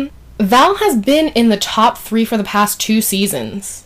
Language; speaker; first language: English; native; English